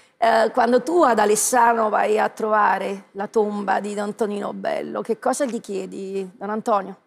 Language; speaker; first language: Italian; native; Italian